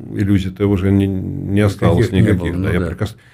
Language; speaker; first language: Russian; native; Russian